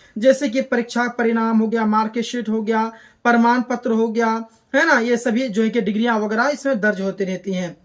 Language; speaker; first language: Hindi; native; Hindi